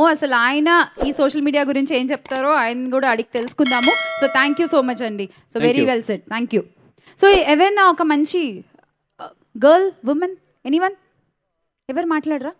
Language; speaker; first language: Telugu; native; Telugu